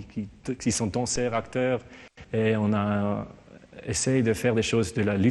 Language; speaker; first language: French; non-native, learner; German